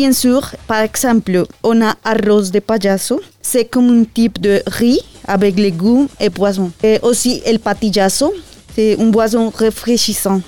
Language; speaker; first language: French; non-native, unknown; Spanish